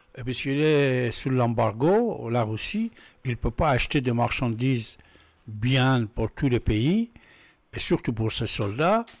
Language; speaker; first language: French; non-native, fluent; Persian